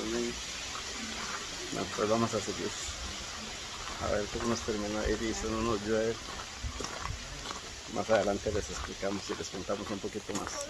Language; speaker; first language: Spanish; native; Spanish